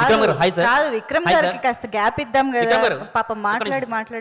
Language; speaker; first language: Telugu; native; Telugu